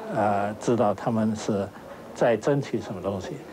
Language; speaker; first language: Chinese; non-native, local second language; Wu Chinese